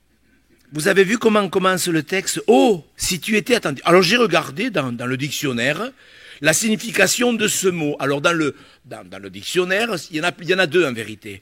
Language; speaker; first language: French; native; French